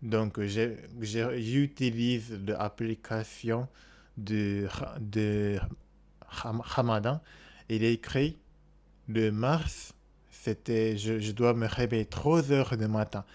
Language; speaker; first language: French; non-native, learner; Japanese